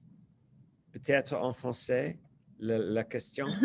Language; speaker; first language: French; non-native, learner; English